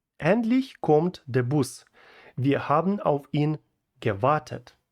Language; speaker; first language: German; non-native, fluent; Ukrainian